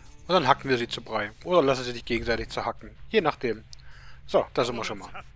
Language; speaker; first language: German; native; German